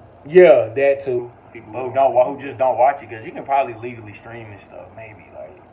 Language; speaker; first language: English; native; English